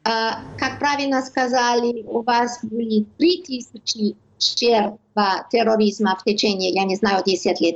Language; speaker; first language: Russian; non-native, learner; German